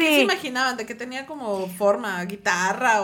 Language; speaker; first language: Spanish; native; Spanish